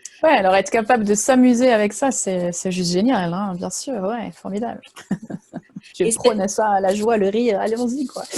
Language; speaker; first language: French; native; French